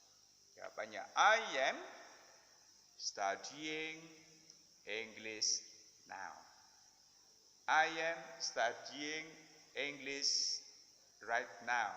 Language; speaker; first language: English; non-native, fluent; Indonesian